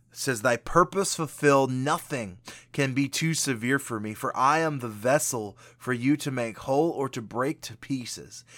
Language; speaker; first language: English; native; English